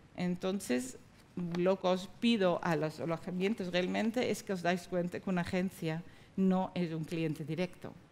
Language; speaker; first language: Spanish; non-native, fluent; Dutch